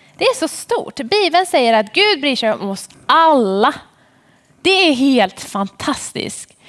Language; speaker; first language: Swedish; non-native, fluent; Persian